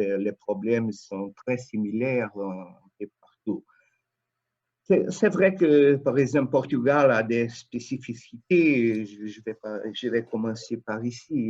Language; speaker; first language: French; non-native, fluent; Portuguese